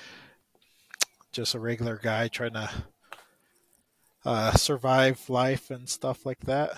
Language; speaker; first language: English; native; English